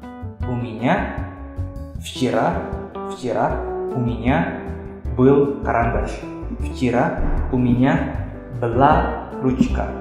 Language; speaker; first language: Russian; non-native, fluent; Indonesian